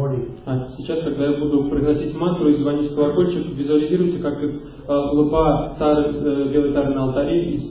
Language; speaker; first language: Russian; native; Russian